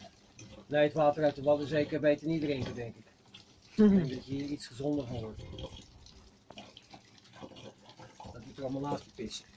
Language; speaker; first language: Dutch; native; Dutch